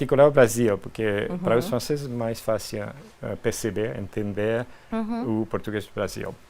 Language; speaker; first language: Portuguese; non-native, fluent; French